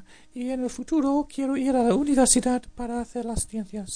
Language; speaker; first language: Spanish; non-native, fluent; English